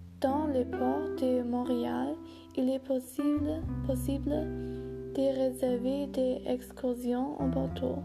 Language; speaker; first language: French; non-native, learner; German